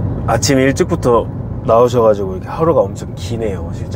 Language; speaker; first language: Korean; native; Korean